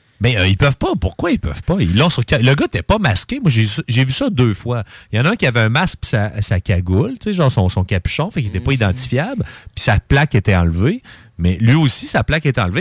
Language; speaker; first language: French; native; French